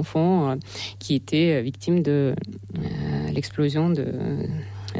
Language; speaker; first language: French; non-native, fluent; Russian